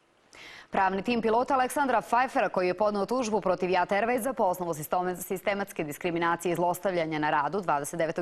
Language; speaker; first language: Serbian; native; Serbian